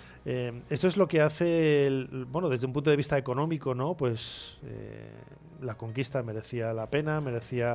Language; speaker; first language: Spanish; native; Spanish